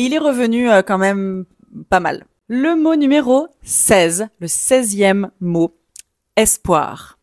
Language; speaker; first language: French; native; French